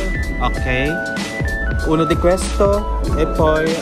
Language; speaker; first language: Italian; non-native, learner; Filipino